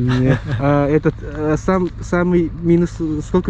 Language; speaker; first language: Russian; non-native, local second language; Yakut